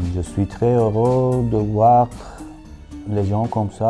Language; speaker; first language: French; non-native, fluent; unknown